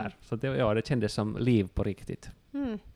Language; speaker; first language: Swedish; non-native, local second language; Finnish